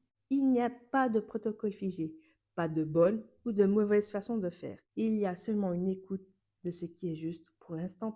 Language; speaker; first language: French; native; French